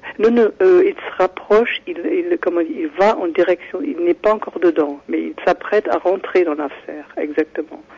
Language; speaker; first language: French; non-native, fluent; German